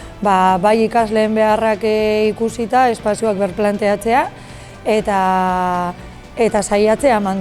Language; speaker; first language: Basque; native; Basque